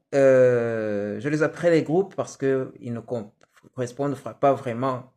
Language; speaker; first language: French; non-native, local second language; Kinyarwanda